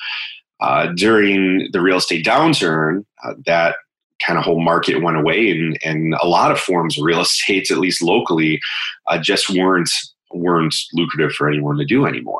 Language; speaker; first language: English; native; English